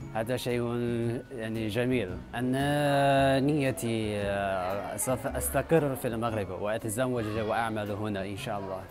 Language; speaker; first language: Arabic; non-native, learner; Chinese